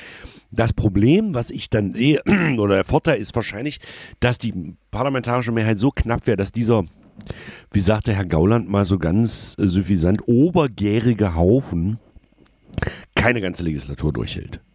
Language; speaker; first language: German; native; German